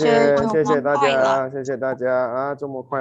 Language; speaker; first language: Chinese; non-native, fluent; Indonesian